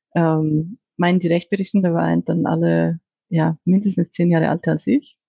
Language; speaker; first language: German; non-native, fluent; Icelandic